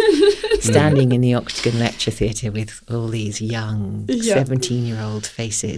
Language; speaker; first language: English; native; English